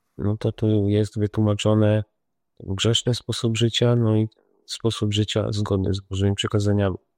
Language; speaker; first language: Polish; native; Polish